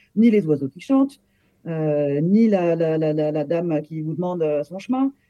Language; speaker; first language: French; native; French